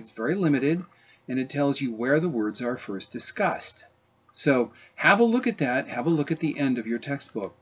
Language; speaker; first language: English; native; English